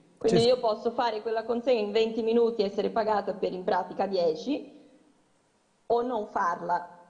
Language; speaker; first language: Italian; non-native, fluent; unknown